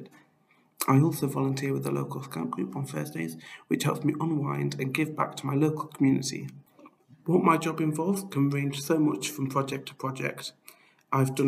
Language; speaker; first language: English; native; English